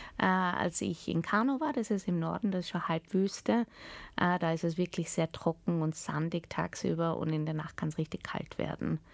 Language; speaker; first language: German; early bilingual, heritage; German